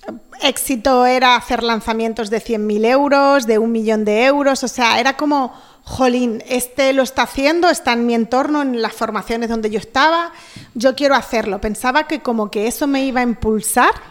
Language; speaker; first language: Spanish; native; Spanish